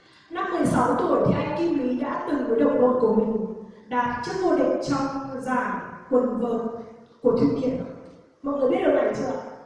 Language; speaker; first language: Vietnamese; native; Vietnamese